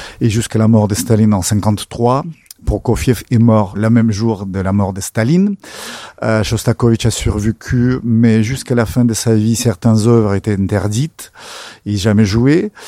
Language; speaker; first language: French; non-native, fluent; Russian